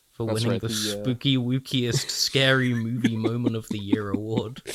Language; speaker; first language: English; native; English